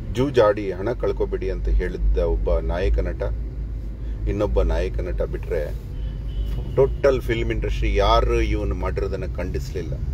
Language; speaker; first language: Kannada; native; Kannada